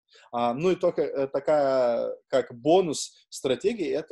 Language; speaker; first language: Russian; non-native, fluent; Lithuanian